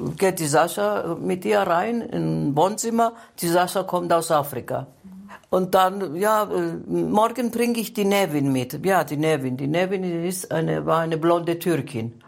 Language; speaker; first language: German; non-native, fluent; Greek